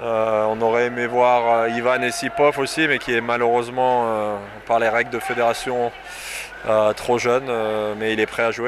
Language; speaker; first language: French; native; French